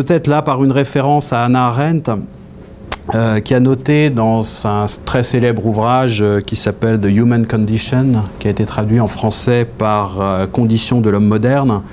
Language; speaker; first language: French; native; French